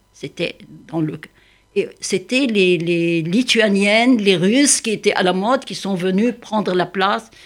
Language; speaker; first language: French; non-native, local second language; Arabic